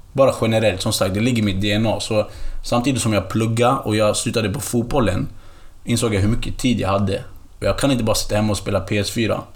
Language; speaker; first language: Swedish; early bilingual, other home language; Kurdish